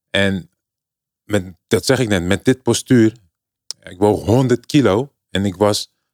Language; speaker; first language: Dutch; native; Dutch